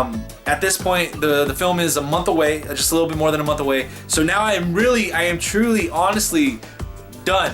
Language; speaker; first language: English; native; English